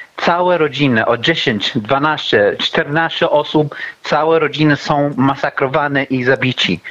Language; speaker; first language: Polish; non-native, learner; Arabic